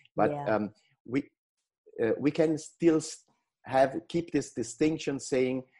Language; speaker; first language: English; non-native, fluent; Italian